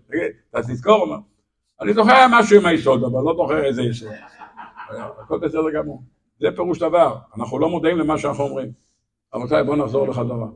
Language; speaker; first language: Hebrew; native; Hebrew